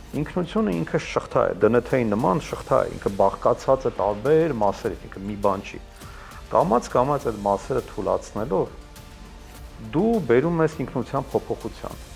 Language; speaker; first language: Armenian; native; Armenian